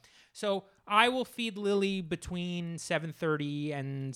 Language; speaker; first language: English; native; English